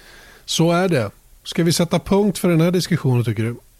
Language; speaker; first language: Swedish; native; Swedish